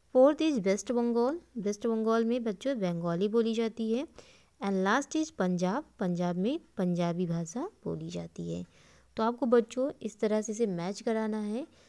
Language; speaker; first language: Hindi; native; Hindi